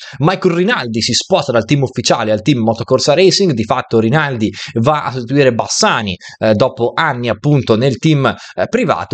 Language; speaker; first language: Italian; native; Italian